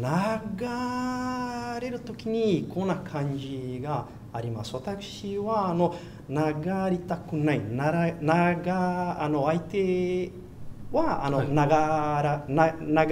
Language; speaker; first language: Japanese; non-native, learner; Portuguese